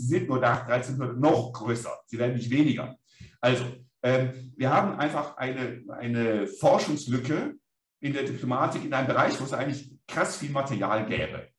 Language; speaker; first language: German; native; German